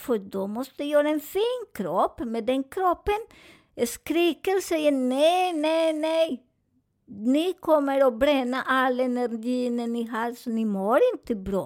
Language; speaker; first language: Swedish; non-native, fluent; Spanish